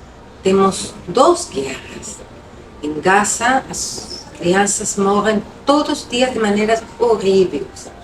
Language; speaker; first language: Portuguese; non-native, local second language; Spanish